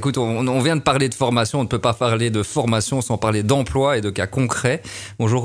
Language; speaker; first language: French; native; French